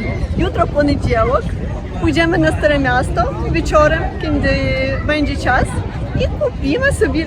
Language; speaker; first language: Polish; non-native, learner; Russian